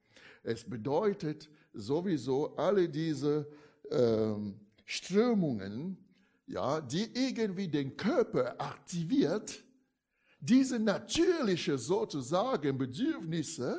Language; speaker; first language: German; non-native, fluent; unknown